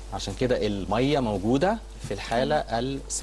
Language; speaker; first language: Arabic; native; Arabic